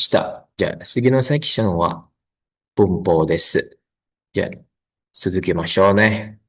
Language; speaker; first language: Japanese; non-native, learner; Indonesian